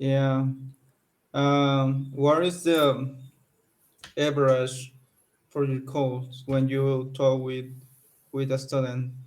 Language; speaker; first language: English; non-native, learner; Spanish